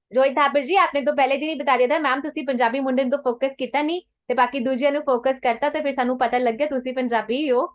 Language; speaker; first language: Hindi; non-native, local second language; Punjabi